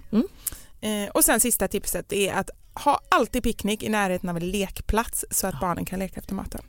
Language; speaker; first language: Swedish; native; Swedish